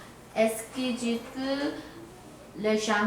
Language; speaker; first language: French; non-native, learner; Korean